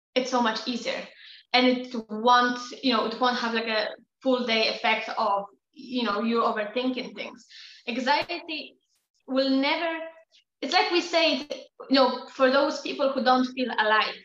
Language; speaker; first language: English; non-native, fluent; Polish